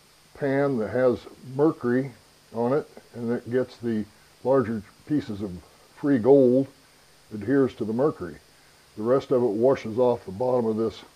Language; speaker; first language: English; native; English